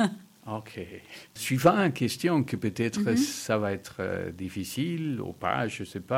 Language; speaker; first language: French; non-native, learner; Spanish